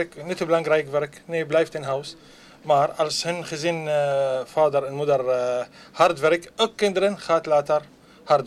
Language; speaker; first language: Dutch; non-native, learner; Arabic